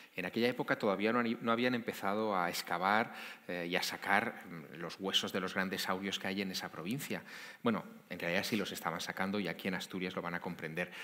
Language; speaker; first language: Spanish; native; Spanish